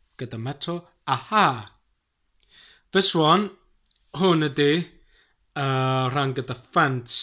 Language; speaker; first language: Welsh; non-native, learner; English